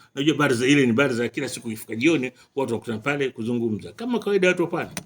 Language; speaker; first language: Swahili; native; Swahili